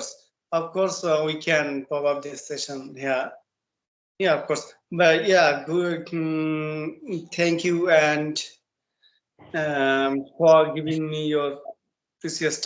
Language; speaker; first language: English; non-native, learner; Bangla